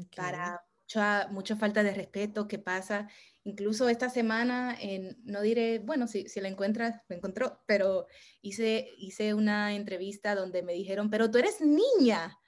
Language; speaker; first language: Spanish; early bilingual, heritage; Spanish